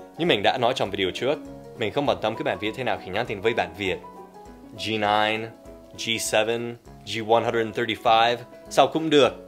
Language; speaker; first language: Vietnamese; non-native, fluent; English